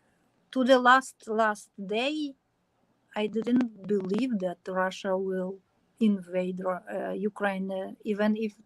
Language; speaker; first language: English; non-native, learner; Ukrainian